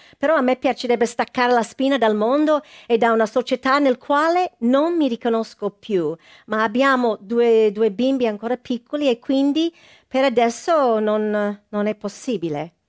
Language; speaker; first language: Italian; non-native, fluent; English